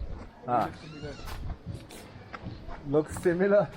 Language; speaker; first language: English; non-native, learner; Tibetan